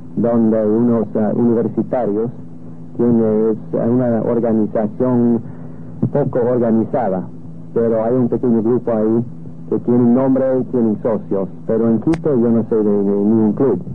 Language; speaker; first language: Spanish; non-native, fluent; English